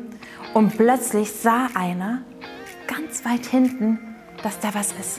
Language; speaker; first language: German; native; German